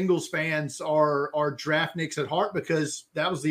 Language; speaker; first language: English; native; English